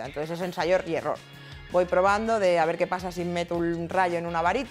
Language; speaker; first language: Spanish; native; Spanish